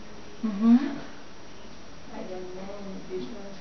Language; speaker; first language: English; non-native, learner; Sinhala